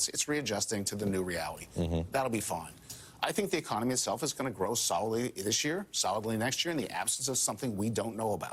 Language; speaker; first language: English; native; English